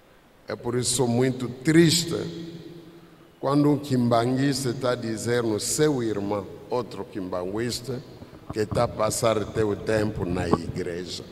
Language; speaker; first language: Portuguese; non-native, fluent; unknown